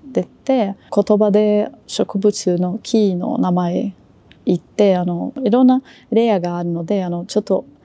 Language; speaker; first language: Japanese; non-native, learner; Portuguese